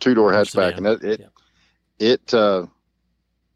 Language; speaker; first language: English; native; English